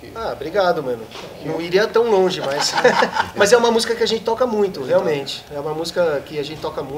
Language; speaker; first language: Portuguese; native; Portuguese